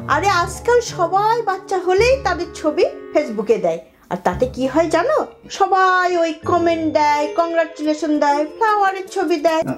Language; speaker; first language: Bangla; non-native, fluent; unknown